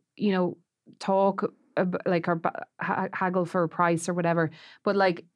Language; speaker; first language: English; native; English